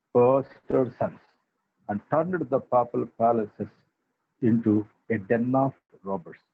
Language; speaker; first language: English; non-native, local second language; Telugu